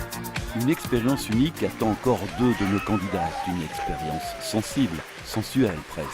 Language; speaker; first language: French; native; French